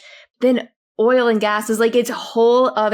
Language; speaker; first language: English; native; English